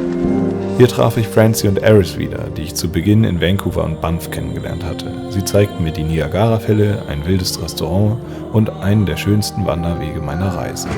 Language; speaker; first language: German; native; German